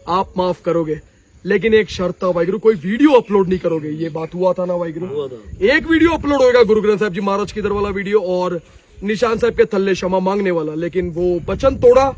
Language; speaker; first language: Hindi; non-native, local second language; Punjabi